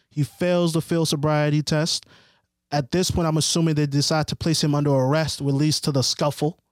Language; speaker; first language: English; early bilingual, other home language; Haitian Creole